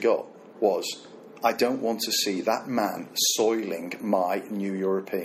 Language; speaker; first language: English; native; English